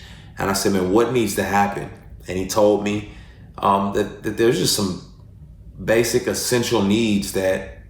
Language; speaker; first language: English; native; English